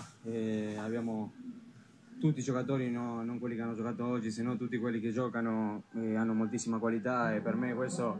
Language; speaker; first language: Italian; non-native, fluent; Spanish